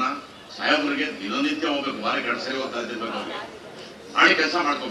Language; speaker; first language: Kannada; native; Kannada